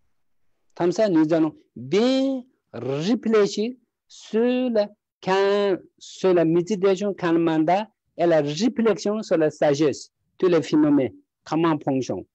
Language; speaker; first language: French; non-native, learner; Tibetan